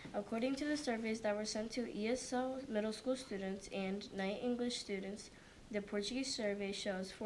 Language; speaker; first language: English; early bilingual, other home language; Portuguese